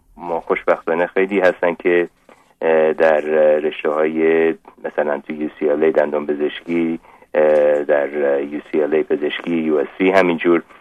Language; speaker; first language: Persian; native; Persian